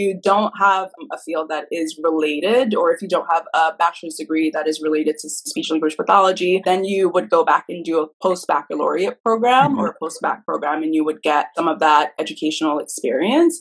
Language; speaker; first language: English; early bilingual, other home language; Haitian Creole